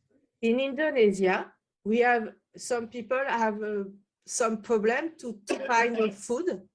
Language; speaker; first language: English; non-native, learner; French